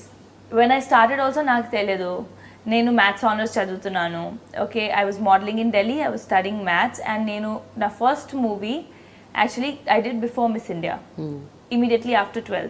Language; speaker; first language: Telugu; non-native, fluent; Hindi